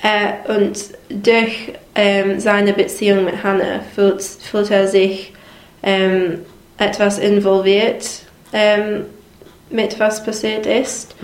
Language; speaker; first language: German; non-native, learner; English